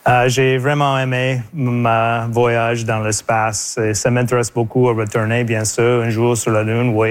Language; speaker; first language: French; non-native, local second language; English